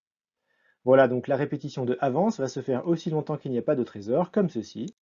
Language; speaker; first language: French; native; French